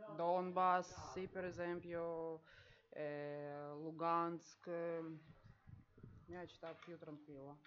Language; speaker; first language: Italian; non-native, learner; Ukrainian